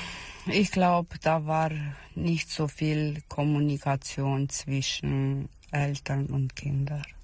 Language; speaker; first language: German; non-native, learner; Romanian